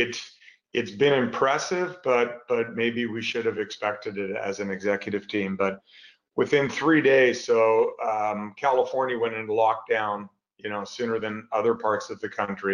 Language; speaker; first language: English; native; English